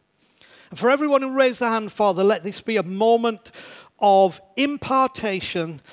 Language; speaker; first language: English; native; English